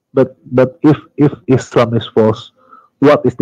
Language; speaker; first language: English; non-native, learner; Indonesian